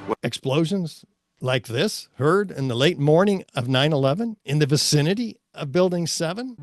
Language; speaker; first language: English; native; English